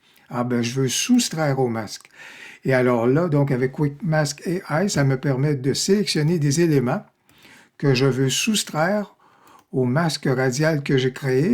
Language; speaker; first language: French; native; French